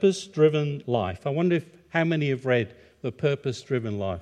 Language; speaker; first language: English; native; English